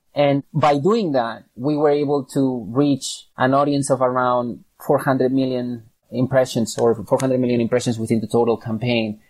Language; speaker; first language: English; non-native, fluent; Catalan